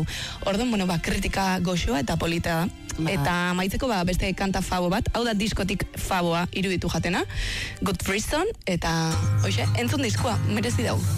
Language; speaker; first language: Basque; native; Basque